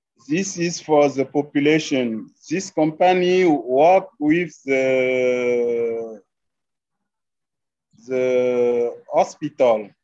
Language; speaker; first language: English; non-native, learner; French